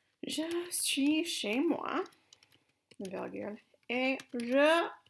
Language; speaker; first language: French; non-native, fluent; English